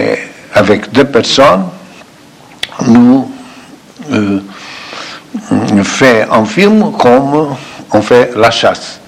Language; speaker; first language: French; non-native, fluent; Portuguese